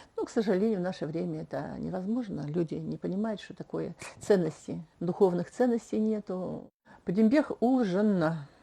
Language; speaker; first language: Russian; non-native, local second language; Chuvash